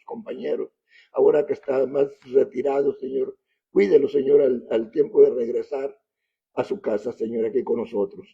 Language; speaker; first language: Spanish; native; Spanish